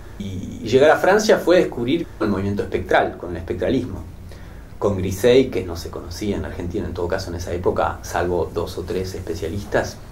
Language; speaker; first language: Spanish; native; Spanish